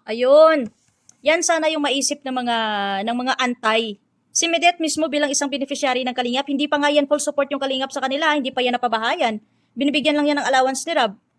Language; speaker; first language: Filipino; non-native, local second language; Hiligaynon